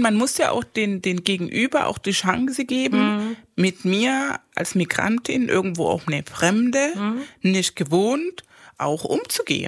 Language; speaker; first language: German; non-native, fluent; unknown